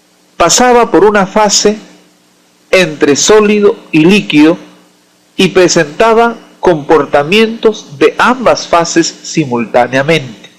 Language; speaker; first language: Spanish; native; Spanish